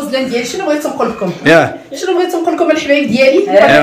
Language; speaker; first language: Arabic; native; Arabic